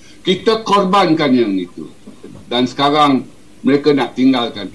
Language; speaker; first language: Malay; native; Malay